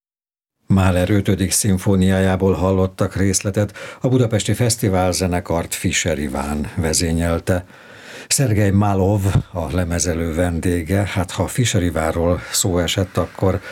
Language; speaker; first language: Hungarian; native; Hungarian